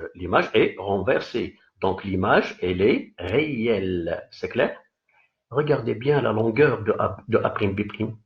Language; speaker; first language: French; non-native, local second language; Arabic